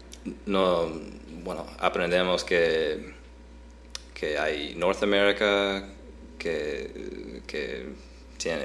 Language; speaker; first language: Spanish; non-native, fluent; English